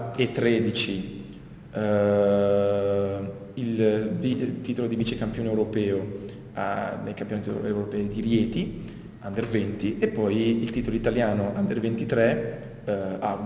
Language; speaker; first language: Italian; native; Italian